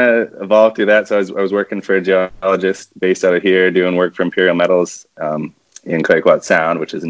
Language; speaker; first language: English; native; English